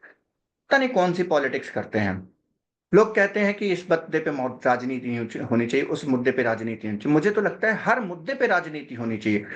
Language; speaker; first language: Hindi; native; Hindi